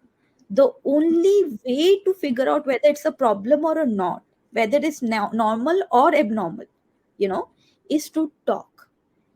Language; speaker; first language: English; non-native, local second language; Hindi